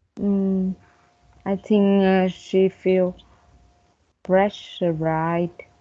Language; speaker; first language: English; non-native, learner; Vietnamese